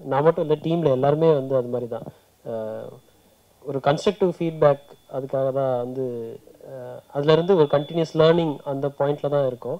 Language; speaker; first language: Tamil; native; Tamil